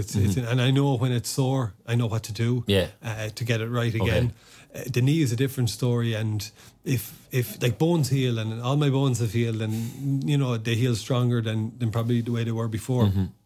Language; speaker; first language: English; non-native, local second language; Irish